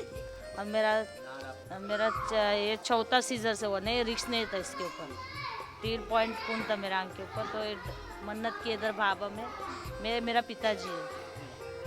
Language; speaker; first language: Hindi; non-native, local second language; Kannada